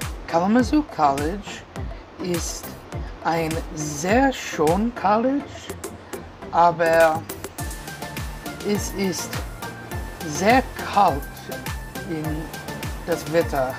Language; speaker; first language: German; non-native, learner; English